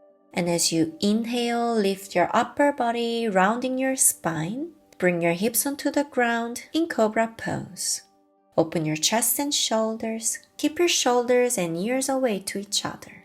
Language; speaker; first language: English; non-native, fluent; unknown